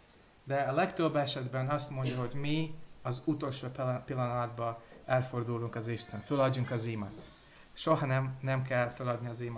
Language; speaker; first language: Hungarian; non-native, learner; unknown